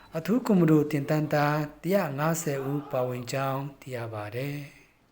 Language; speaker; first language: Burmese; non-native, local second language; Pa'o Karen